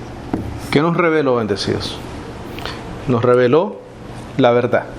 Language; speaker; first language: Spanish; native; Spanish